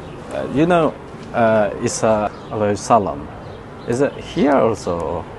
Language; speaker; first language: English; non-native, learner; Indonesian